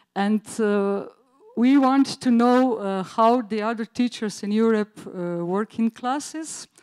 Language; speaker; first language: English; non-native, learner; Slovenian